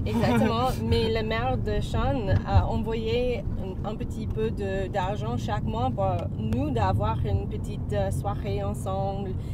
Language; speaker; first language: French; non-native, learner; English